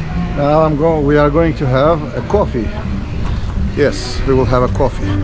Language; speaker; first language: English; non-native, fluent; Turkish